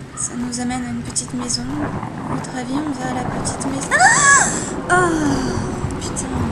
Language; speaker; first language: French; native; French